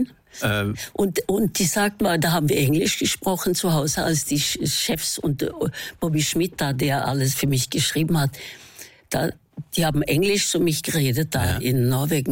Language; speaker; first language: German; non-native, fluent; Norwegian